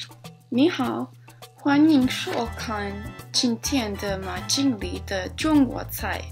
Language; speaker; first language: Chinese; non-native, learner; English